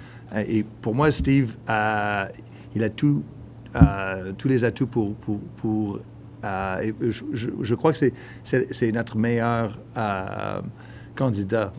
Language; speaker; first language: French; non-native, local second language; English